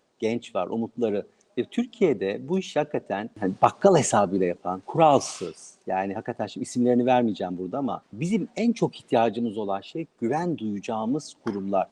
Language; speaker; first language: Turkish; native; Turkish